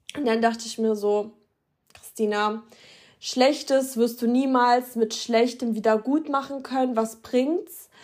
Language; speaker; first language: German; early bilingual, other home language; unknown